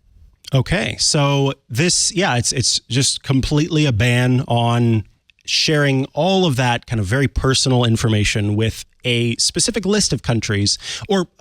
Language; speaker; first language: English; native; English